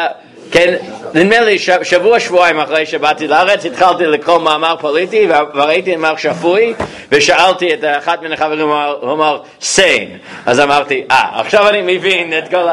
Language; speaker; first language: Hebrew; non-native, fluent; English